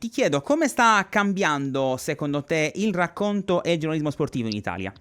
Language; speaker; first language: Italian; native; Italian